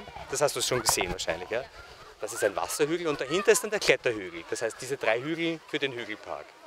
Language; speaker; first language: German; native; German